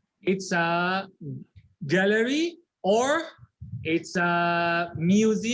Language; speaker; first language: English; non-native, learner; Arabic